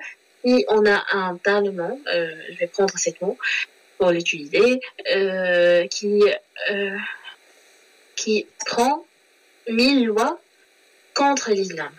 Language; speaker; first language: French; non-native, learner; Arabic